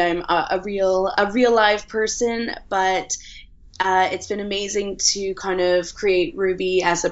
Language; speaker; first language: English; native; English